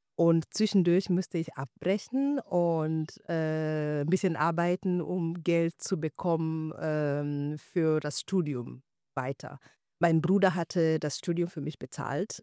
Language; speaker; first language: German; non-native, fluent; Swahili